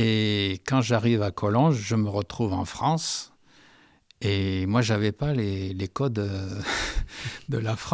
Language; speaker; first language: French; early bilingual, heritage; French